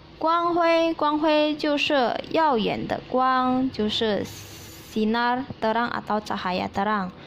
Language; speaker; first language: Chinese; early bilingual, heritage; Chinese